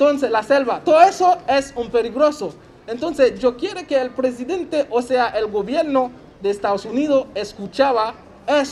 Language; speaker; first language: Spanish; non-native, learner; Haitian Creole